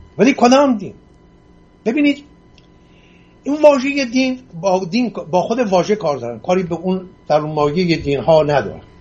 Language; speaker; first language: Persian; non-native, local second language; Assyrian Neo-Aramaic